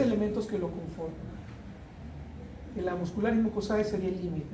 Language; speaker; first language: Spanish; native; Spanish